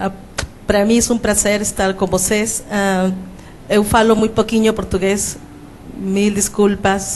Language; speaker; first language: Portuguese; non-native, learner; Spanish